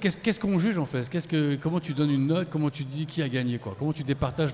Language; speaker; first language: French; native; French